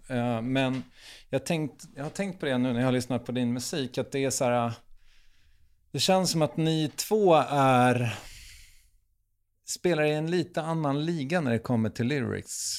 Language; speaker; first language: Swedish; native; Swedish